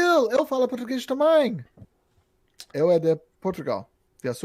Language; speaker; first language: Portuguese; early bilingual, heritage; English